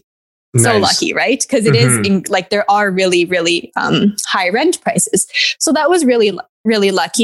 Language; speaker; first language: English; native; English